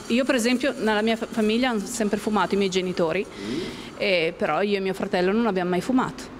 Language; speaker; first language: Italian; native; Italian